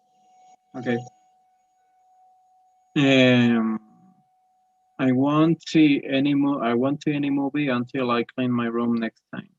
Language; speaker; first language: English; non-native, learner; Spanish